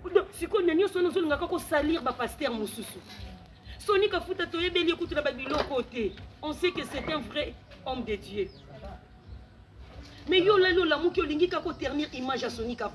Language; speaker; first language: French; non-native, local second language; Lingala